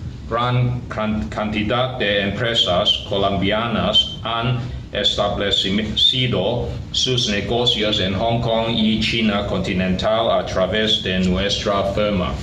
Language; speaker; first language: Spanish; non-native, learner; Chinese